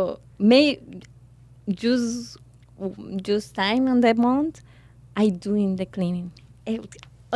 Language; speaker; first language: English; non-native, learner; Spanish